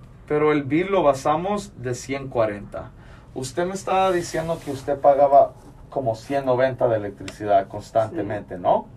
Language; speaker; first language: Spanish; early bilingual, other home language; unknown